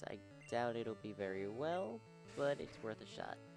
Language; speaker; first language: English; native; English